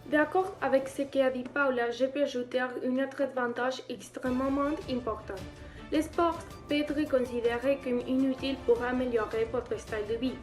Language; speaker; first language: French; non-native, learner; Spanish